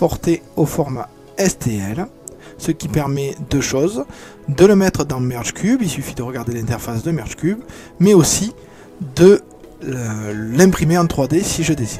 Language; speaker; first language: French; native; French